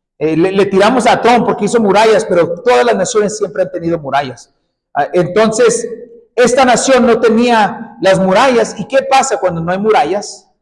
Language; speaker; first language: Spanish; early bilingual, heritage; Spanish